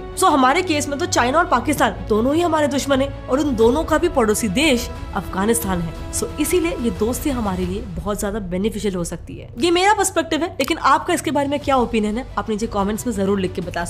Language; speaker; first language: Hindi; native; Hindi